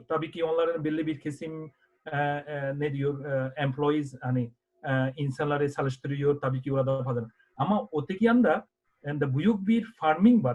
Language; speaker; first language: Turkish; non-native, fluent; Bangla